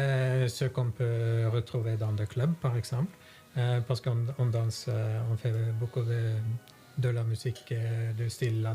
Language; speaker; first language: French; non-native, fluent; Norwegian